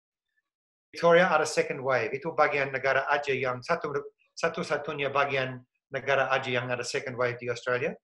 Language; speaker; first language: Indonesian; non-native, fluent; English